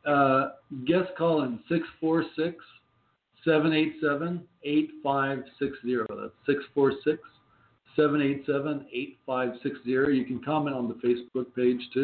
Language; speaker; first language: English; native; English